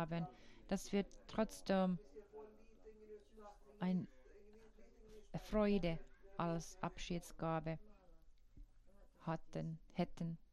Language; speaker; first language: German; non-native, fluent; Finnish